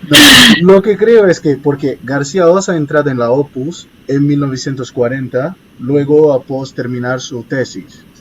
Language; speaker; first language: Spanish; non-native, fluent; Portuguese